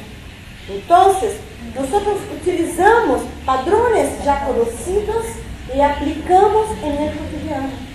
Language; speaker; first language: Spanish; non-native, fluent; Portuguese